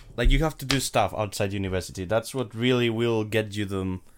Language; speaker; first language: English; non-native, fluent; Spanish